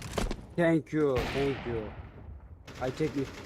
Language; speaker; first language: English; non-native, learner; Turkish